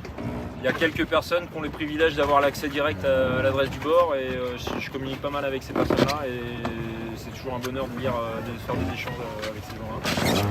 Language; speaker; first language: French; native; French